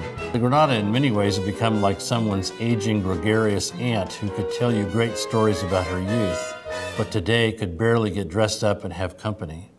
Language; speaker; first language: English; native; English